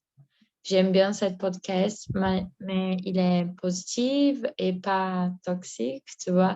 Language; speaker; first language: French; non-native, learner; Portuguese